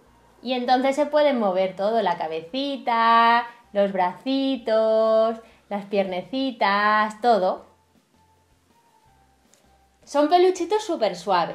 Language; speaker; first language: Spanish; native; Spanish